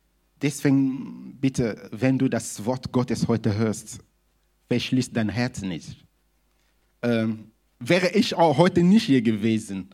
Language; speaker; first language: German; non-native, fluent; Lingala